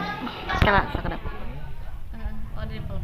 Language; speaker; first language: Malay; non-native, local second language; Sundanese